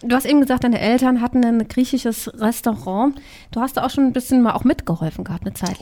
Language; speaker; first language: German; native; German